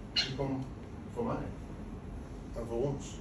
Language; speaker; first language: Dutch; non-native, fluent; Norwegian